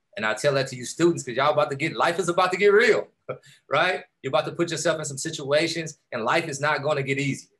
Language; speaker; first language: English; native; English